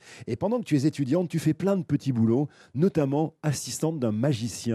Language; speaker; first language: French; native; French